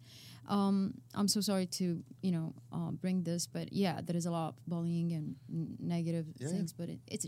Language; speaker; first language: English; non-native, fluent; Arabic